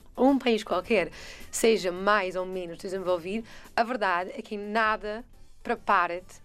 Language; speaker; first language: Portuguese; non-native, fluent; English